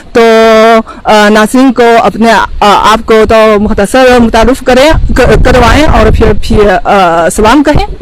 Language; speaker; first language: Urdu; non-native, fluent; Chinese